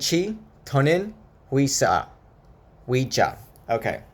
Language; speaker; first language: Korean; non-native, learner; English